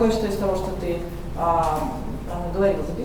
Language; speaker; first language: Russian; native; Russian